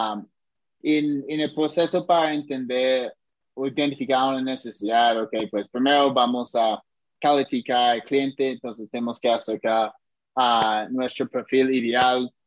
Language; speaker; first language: Spanish; non-native, fluent; English